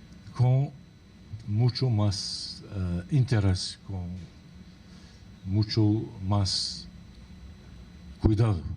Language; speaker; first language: Spanish; non-native, fluent; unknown